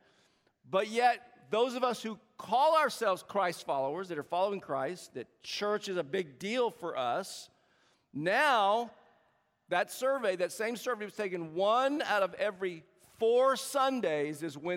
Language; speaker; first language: English; native; English